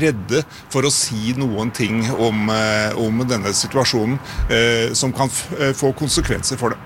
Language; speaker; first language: Norwegian; non-native, fluent; Russian